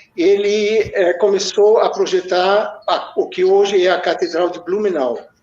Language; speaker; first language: Portuguese; early bilingual, other home language; German